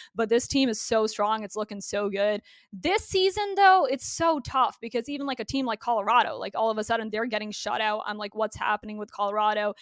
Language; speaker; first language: English; native; English